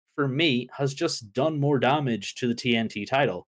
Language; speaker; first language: English; native; English